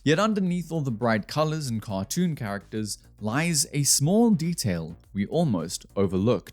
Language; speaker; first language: English; native; English